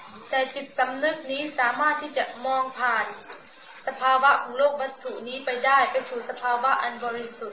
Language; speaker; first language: Thai; native; Thai